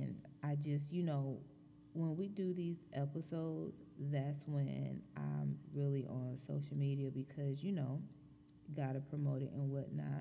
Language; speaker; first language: English; native; English